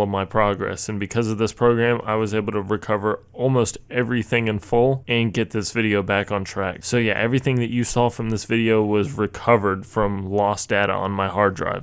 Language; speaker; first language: English; native; English